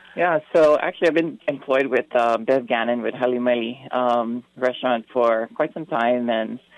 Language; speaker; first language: English; native; English